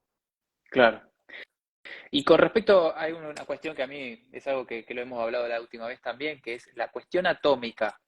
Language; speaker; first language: Spanish; native; Spanish